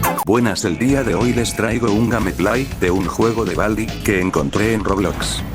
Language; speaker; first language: Spanish; native; Spanish